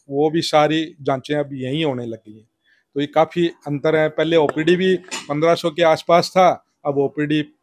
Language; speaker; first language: Hindi; native; Hindi